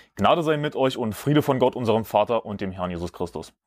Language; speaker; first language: German; native; German